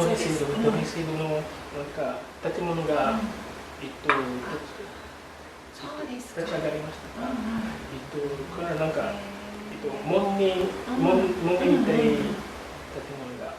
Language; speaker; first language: Japanese; non-native, learner; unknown